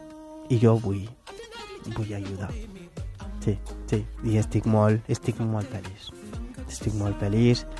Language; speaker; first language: Catalan; non-native, fluent; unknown